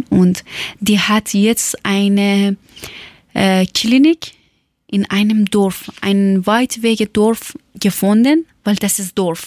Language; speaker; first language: German; non-native, learner; Persian